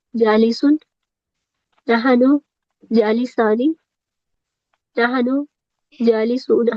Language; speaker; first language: Arabic; non-native, learner; Urdu